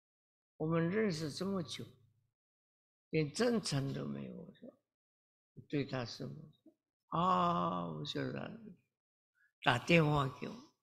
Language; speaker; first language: Chinese; early bilingual, heritage; Chinese